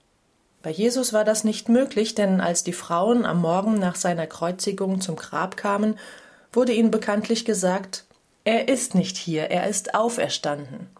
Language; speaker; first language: German; native; German